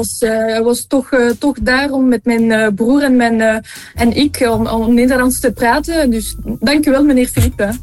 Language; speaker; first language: Dutch; non-native, local second language; French